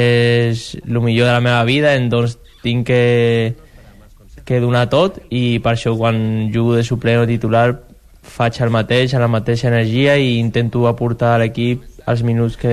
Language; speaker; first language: Catalan; non-native, local second language; Spanish